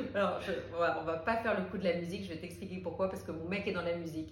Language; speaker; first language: French; early bilingual, heritage; French